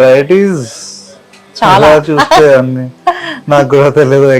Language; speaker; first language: Telugu; non-native, local second language; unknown